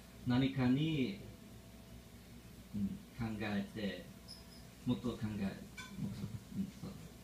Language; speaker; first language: Japanese; non-native, learner; English